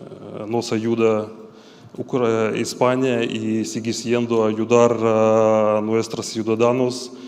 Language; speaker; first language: Spanish; non-native, fluent; Ukrainian